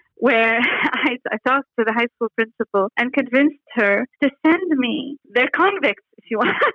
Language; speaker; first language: English; non-native, fluent; Arabic